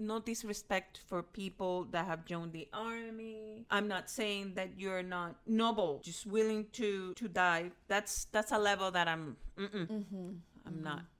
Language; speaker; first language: English; non-native, fluent; Spanish